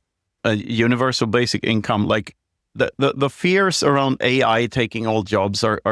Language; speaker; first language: English; non-native, fluent; Swedish